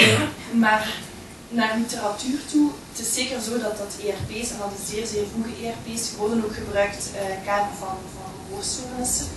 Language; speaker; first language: Dutch; native; Dutch